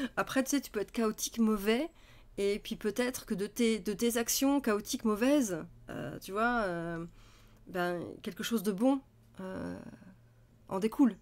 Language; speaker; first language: French; native; French